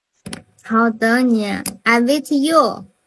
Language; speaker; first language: English; non-native, learner; Chinese